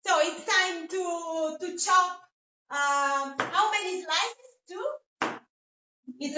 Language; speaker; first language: English; non-native, fluent; Italian